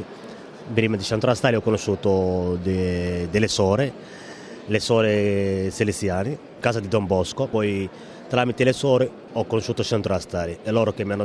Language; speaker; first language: Italian; non-native, fluent; Somali